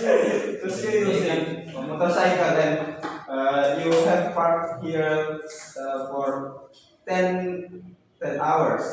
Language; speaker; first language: English; non-native, learner; Indonesian